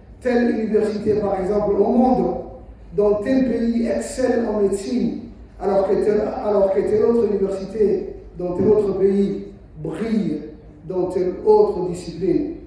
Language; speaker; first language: French; non-native, local second language; Somali